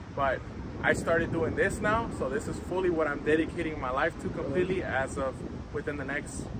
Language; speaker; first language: English; early bilingual, other home language; Spanish